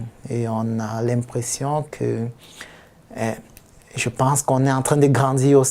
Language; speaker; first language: French; early bilingual, heritage; French